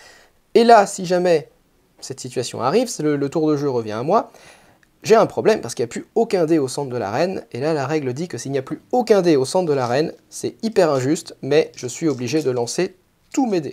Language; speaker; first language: French; native; French